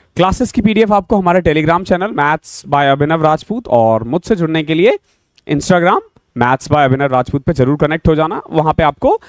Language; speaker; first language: Hindi; native; Hindi